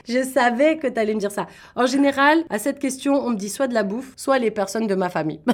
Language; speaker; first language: French; native; French